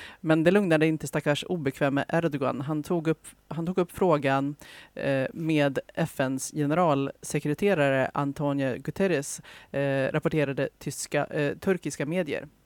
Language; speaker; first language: Swedish; native; Swedish